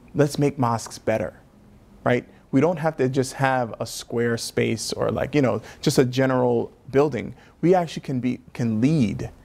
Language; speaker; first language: English; native; English